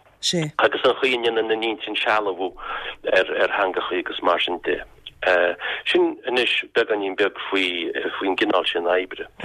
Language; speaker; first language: Irish; non-native, local second language; English